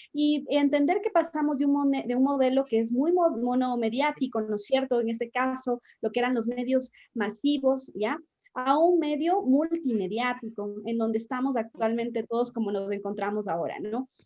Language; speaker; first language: Spanish; native; Spanish